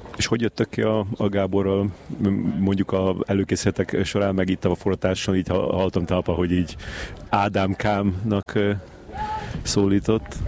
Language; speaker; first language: Hungarian; native; Hungarian